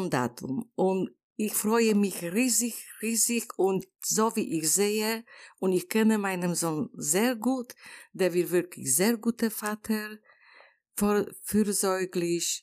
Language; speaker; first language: German; non-native, learner; Polish